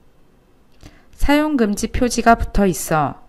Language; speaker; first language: Korean; native; Korean